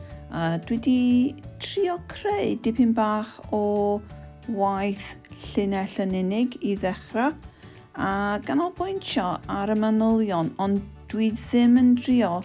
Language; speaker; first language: Welsh; non-native, fluent; English